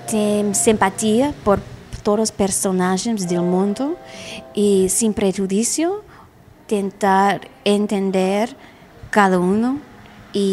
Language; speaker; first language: Portuguese; non-native, learner; English